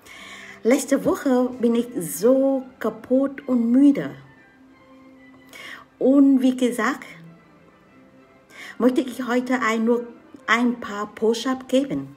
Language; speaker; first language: German; non-native, learner; Vietnamese